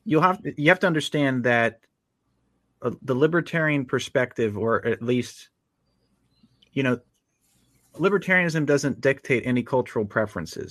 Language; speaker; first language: English; native; English